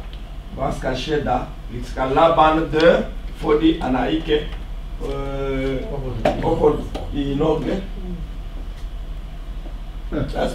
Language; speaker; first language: Norwegian; non-native, learner; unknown